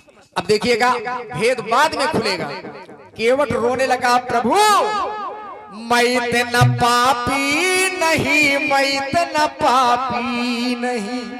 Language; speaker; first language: Hindi; native; Hindi